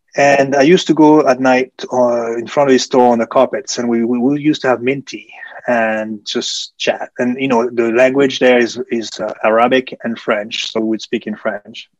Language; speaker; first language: English; early bilingual, other home language; French